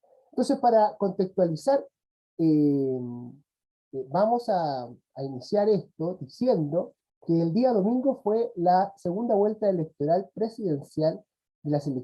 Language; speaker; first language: Spanish; native; Spanish